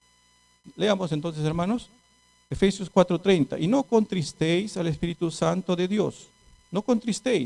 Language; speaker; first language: Spanish; native; Spanish